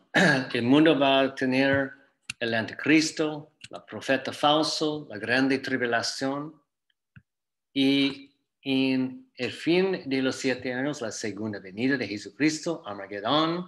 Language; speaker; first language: Spanish; non-native, fluent; English